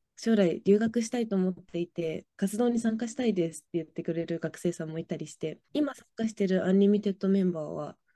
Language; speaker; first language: Japanese; native; Japanese